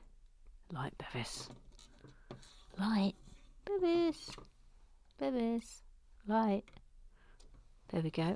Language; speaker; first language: English; native; English